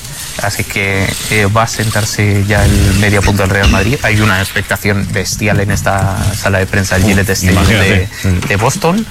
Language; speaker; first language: Spanish; native; Spanish